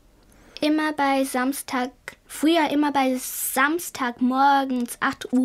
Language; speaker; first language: German; early bilingual, other home language; Chinese